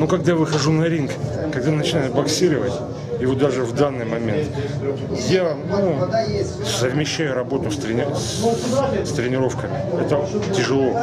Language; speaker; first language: Russian; native; Russian